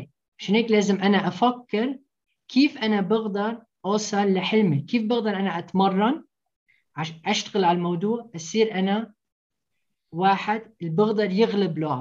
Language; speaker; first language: Arabic; early bilingual, heritage; Arabic